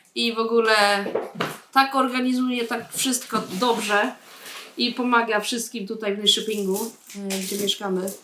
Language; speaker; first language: Polish; early bilingual, heritage; Polish